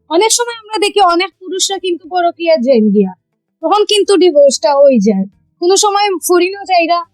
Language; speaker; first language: Bangla; non-native, local second language; Sylheti